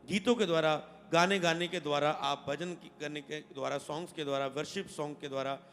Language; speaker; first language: Hindi; non-native, local second language; Punjabi